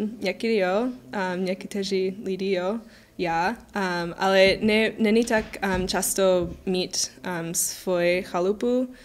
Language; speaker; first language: Czech; non-native, learner; English